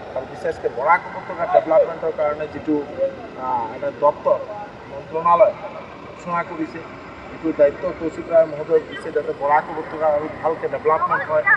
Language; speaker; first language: Assamese; non-native, local second language; Bangla